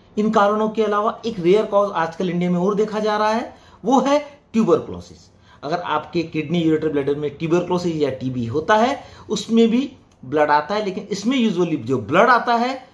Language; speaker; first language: Hindi; native; Hindi